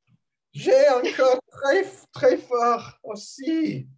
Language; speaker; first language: French; non-native, learner; English